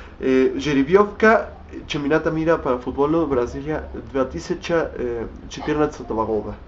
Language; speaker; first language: Russian; non-native, learner; Spanish